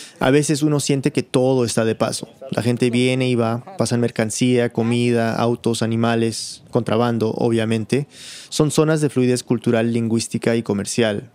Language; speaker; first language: Spanish; early bilingual, heritage; Spanish